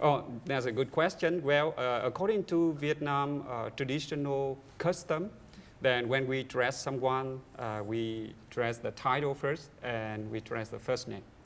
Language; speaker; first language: English; non-native, learner; Vietnamese